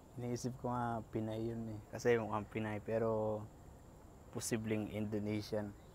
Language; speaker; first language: Filipino; native; Filipino